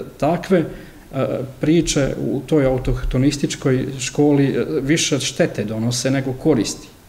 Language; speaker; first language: Serbian; early bilingual, heritage; Serbian